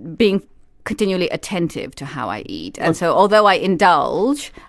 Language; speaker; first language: English; native; English